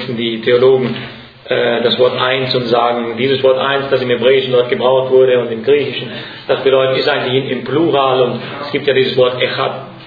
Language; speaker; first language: German; non-native, fluent; Hungarian